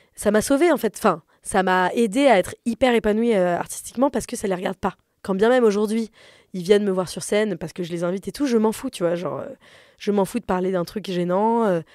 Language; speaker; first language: French; native; French